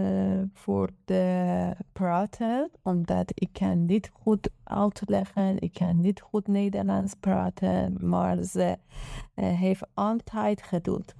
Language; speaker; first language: Dutch; non-native, learner; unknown